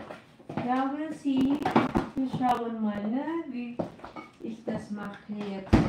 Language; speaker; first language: German; non-native, learner; Filipino